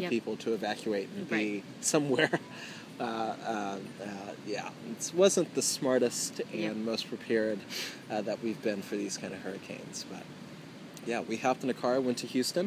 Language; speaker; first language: English; native; English